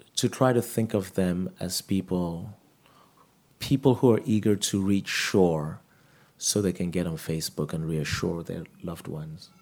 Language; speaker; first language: English; non-native, local second language; Yoruba